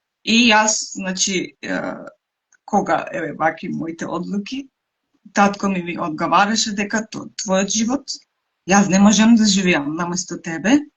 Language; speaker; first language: Macedonian; non-native, local second language; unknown